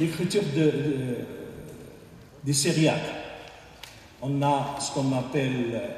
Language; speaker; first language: French; non-native, local second language; Arabic